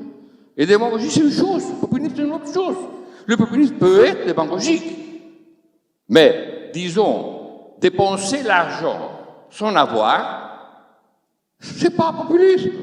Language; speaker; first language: French; non-native, fluent; Spanish